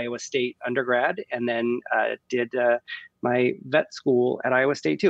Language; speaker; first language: English; native; English